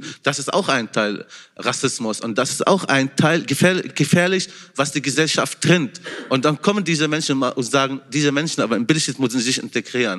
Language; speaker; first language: German; non-native, fluent; Arabic